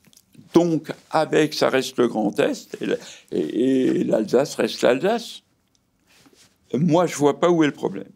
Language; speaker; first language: French; native; French